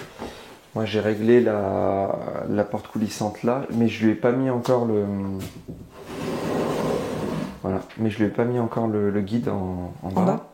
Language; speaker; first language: French; native; French